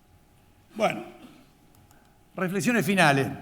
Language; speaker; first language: Spanish; native; Spanish